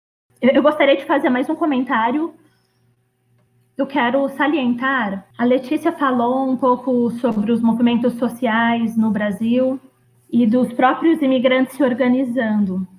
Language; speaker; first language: Portuguese; non-native, fluent; Greek